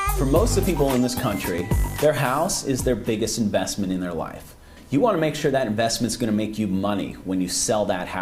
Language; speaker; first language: English; native; English